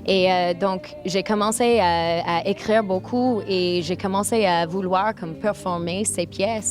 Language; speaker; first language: French; non-native, local second language; English